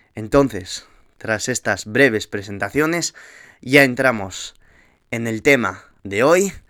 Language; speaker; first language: Spanish; early bilingual, heritage; Spanish